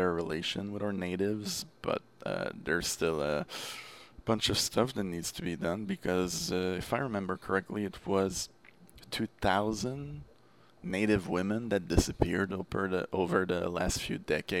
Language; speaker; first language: English; non-native, fluent; French